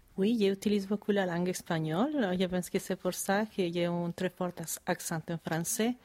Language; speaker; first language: French; non-native, fluent; Spanish